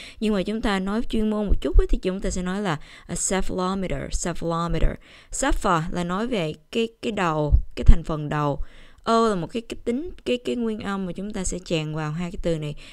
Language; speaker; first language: Vietnamese; early bilingual, heritage; Vietnamese